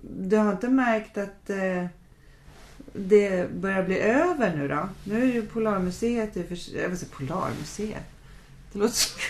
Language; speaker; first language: Swedish; native; Swedish